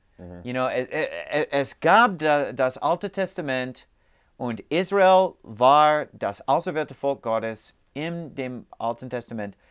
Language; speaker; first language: German; non-native, learner; English